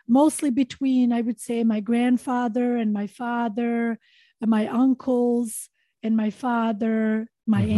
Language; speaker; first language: English; non-native, fluent; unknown